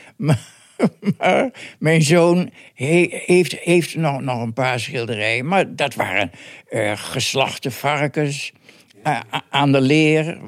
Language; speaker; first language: Dutch; native; Dutch